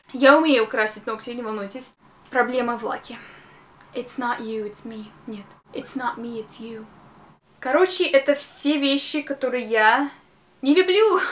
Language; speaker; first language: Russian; early bilingual, heritage; Russian